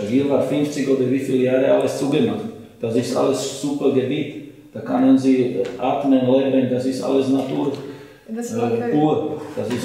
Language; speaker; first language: German; non-native, learner; Slovak